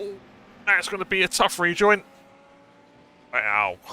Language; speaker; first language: English; native; English